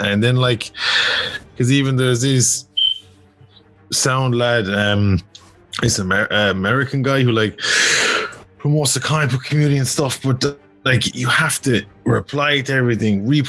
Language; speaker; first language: English; native; English